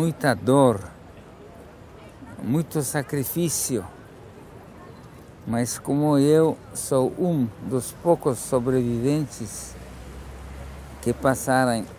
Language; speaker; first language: Portuguese; non-native, fluent; Polish